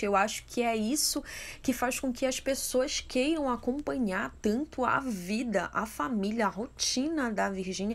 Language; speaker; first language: Portuguese; native; Portuguese